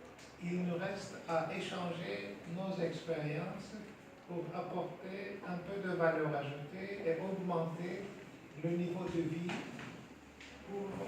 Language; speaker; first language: French; non-native, fluent; Turkish